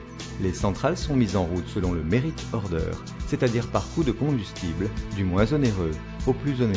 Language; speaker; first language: French; native; French